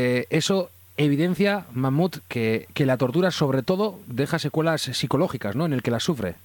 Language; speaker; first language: Spanish; native; Spanish